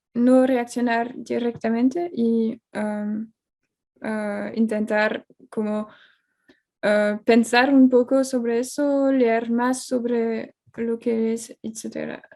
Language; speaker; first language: Spanish; non-native, fluent; French